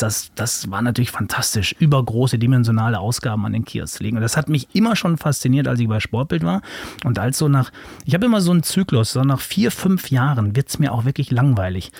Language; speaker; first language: German; native; German